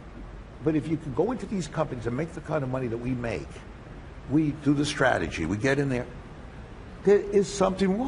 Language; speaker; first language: English; native; English